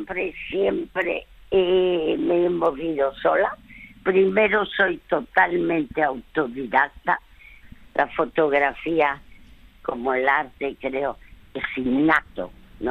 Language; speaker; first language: Spanish; early bilingual, other home language; French